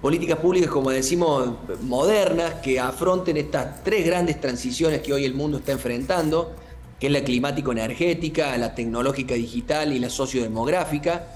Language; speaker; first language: Spanish; native; Spanish